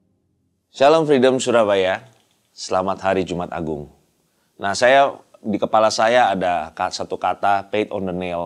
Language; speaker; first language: Indonesian; native; Indonesian